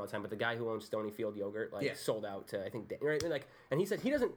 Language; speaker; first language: English; native; English